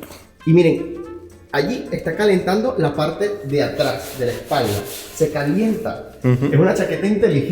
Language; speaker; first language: Spanish; native; Spanish